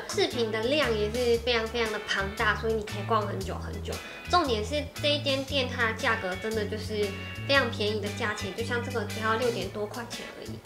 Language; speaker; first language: Chinese; native; Chinese